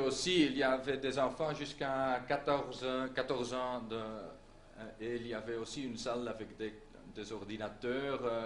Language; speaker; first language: French; non-native, local second language; Dutch